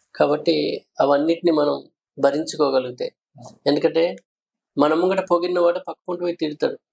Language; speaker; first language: Telugu; native; Telugu